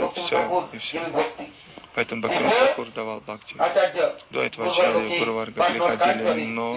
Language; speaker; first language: Russian; non-native, learner; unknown